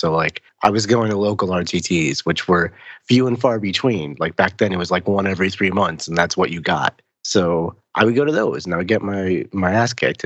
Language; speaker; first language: English; native; English